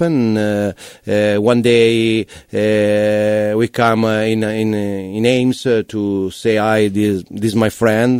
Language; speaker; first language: English; non-native, learner; Italian